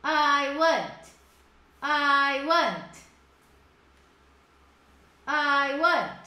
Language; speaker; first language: English; non-native, fluent; Portuguese